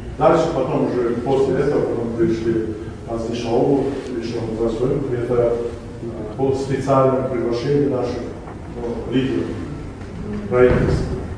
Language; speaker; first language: Russian; non-native, local second language; Tajik